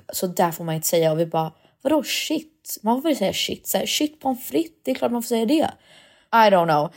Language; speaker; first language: Swedish; early bilingual, heritage; Swedish